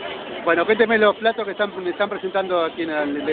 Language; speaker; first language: Spanish; native; Spanish